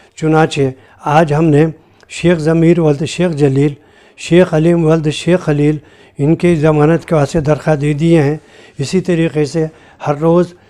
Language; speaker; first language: Hindi; non-native, local second language; Urdu